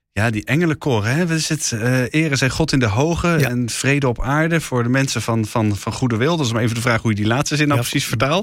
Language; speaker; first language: Dutch; native; Dutch